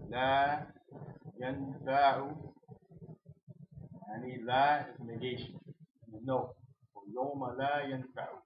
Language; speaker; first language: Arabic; non-native, fluent; English